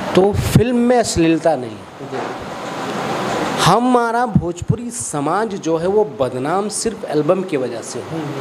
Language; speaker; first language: Hindi; non-native, local second language; Bhojpuri